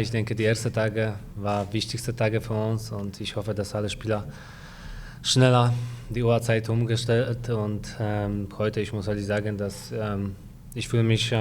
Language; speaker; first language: German; non-native, fluent; Polish